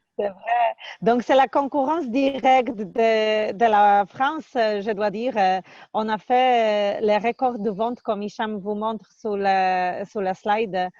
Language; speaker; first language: French; non-native, fluent; Polish